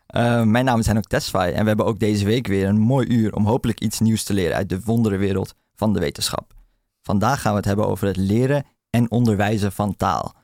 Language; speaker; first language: Dutch; early bilingual, other home language; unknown